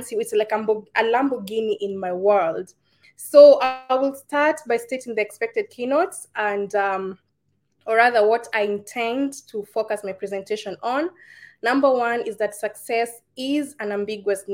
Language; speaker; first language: English; non-native, local second language; Kikuyu